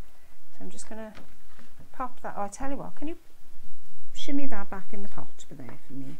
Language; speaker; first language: English; native; English